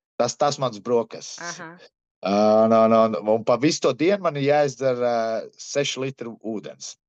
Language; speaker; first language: Latvian; early bilingual, heritage; Latvian